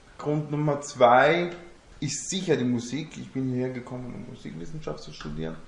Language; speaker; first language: German; non-native, fluent; Italian